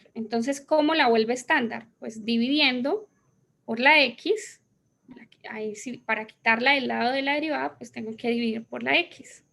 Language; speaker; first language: Spanish; native; Spanish